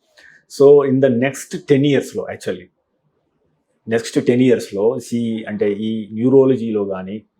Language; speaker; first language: Telugu; native; Telugu